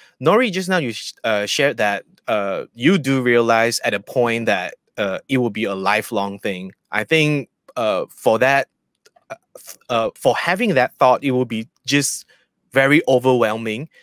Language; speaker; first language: English; non-native, local second language; Chinese